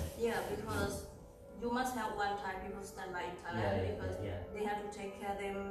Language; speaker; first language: English; non-native, learner; Thai